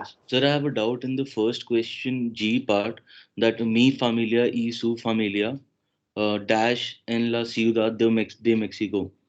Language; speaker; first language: Spanish; non-native, learner; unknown